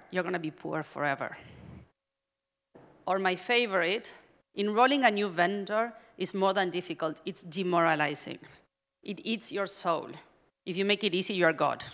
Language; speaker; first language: English; non-native, fluent; Spanish